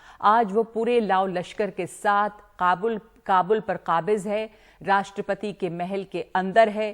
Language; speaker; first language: Hindi; native; Hindi